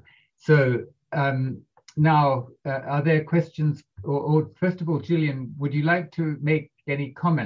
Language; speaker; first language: English; native; English